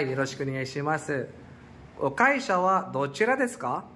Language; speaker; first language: Japanese; non-native, fluent; Filipino